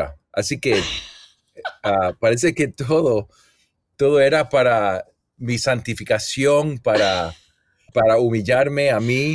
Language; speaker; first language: Spanish; early bilingual, heritage; Spanish